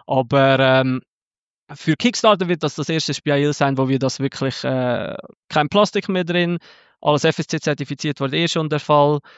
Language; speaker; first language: German; native; German